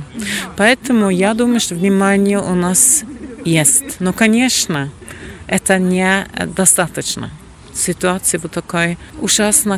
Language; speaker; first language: Russian; non-native, fluent; Norwegian